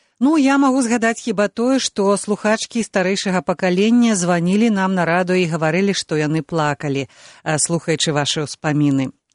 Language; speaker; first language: Belarusian; native; Belarusian